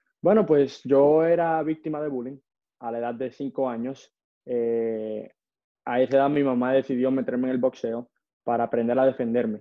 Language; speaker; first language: Spanish; native; Spanish